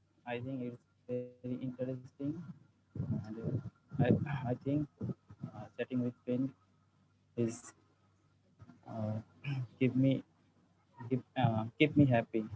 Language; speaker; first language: English; non-native, learner; Bangla